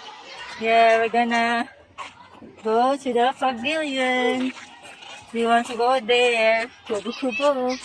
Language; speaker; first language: English; non-native, local second language; Filipino